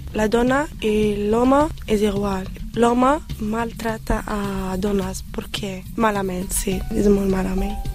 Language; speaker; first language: Catalan; non-native, learner; Arabic